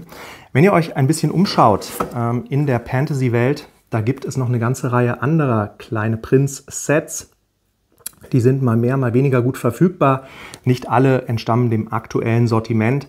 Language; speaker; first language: German; native; German